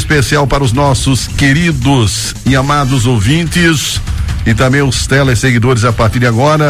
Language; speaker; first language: Portuguese; native; Portuguese